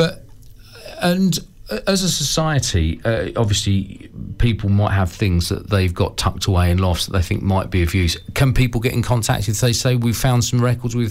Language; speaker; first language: English; native; English